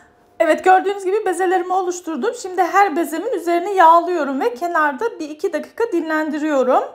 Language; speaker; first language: Turkish; native; Turkish